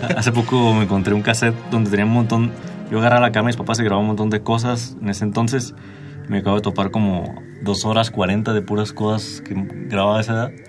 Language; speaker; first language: Spanish; native; Spanish